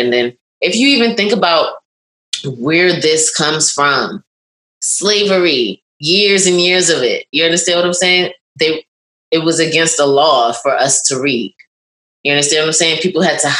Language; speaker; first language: English; native; English